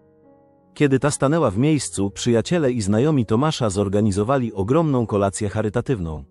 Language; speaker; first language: Polish; native; Polish